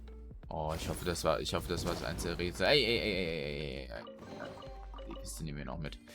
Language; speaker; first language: German; native; German